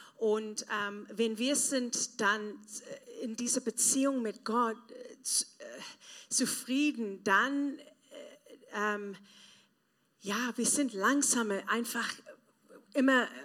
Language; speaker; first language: German; non-native, learner; English